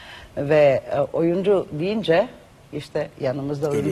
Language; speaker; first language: Turkish; non-native, learner; Macedonian